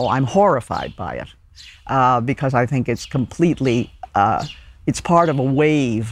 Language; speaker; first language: English; native; English